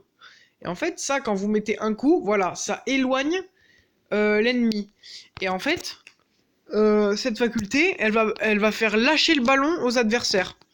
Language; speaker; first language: French; native; French